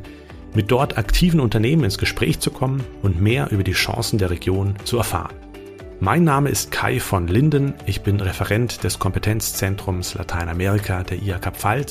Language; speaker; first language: German; native; German